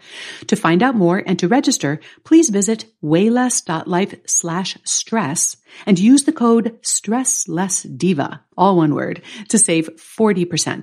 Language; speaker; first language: English; native; English